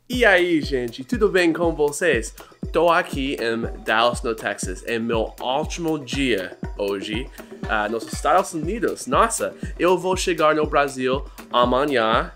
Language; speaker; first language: Portuguese; non-native, learner; English